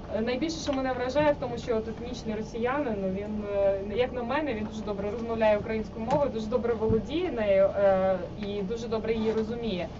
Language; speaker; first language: Ukrainian; native; Ukrainian